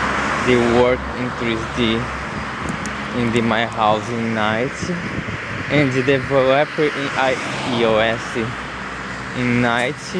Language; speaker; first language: English; non-native, learner; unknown